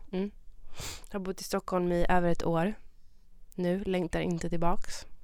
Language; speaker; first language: Swedish; native; Swedish